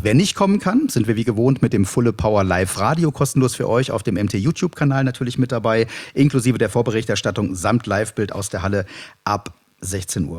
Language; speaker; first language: German; native; German